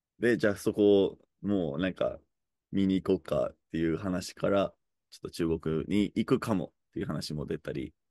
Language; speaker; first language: Japanese; non-native, fluent; English